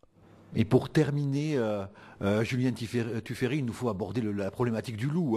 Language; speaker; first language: French; native; French